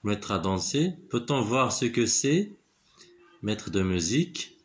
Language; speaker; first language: French; non-native, local second language; Arabic